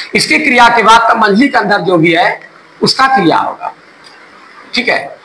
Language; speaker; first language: Hindi; native; Hindi